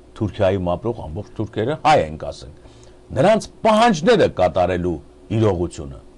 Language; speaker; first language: Armenian; native; Armenian